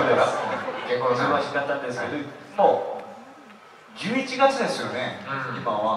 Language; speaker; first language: Japanese; non-native, fluent; Korean